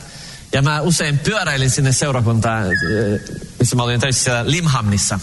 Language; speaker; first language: Finnish; early bilingual, heritage; Finnish